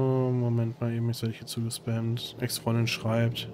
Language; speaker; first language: German; native; German